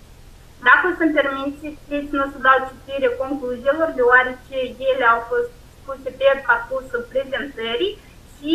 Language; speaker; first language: Romanian; native; Romanian